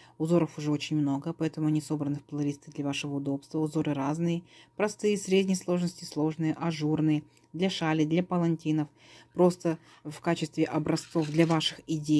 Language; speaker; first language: Russian; native; Russian